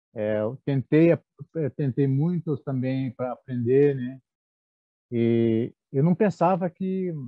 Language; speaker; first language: Portuguese; non-native, local second language; Guarani